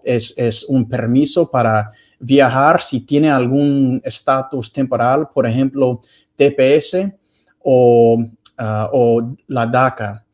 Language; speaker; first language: Spanish; non-native, fluent; English